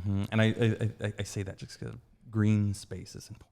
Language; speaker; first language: English; native; English